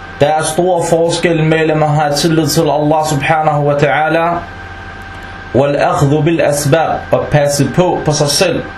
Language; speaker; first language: Danish; non-native, fluent; Arabic